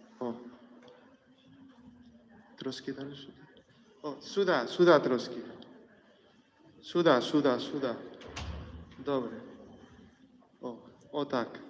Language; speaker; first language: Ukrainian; non-native, fluent; Polish